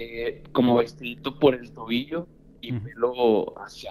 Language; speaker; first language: Spanish; native; Spanish